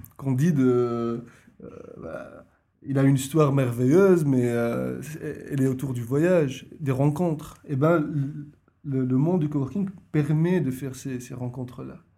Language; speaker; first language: French; non-native, local second language; Arabic